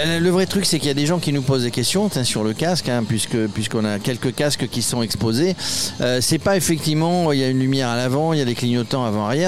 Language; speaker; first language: French; native; French